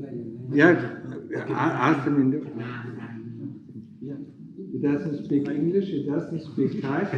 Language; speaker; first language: English; non-native, fluent; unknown